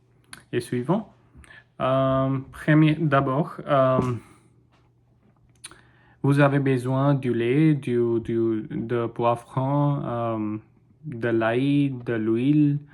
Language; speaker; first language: French; non-native, learner; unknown